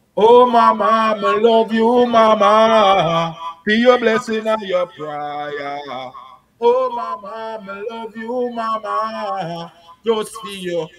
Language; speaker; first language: English; non-native, local second language; Jamaican Creole English